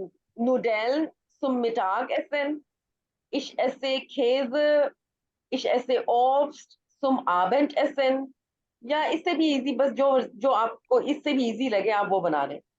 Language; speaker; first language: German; non-native, fluent; Urdu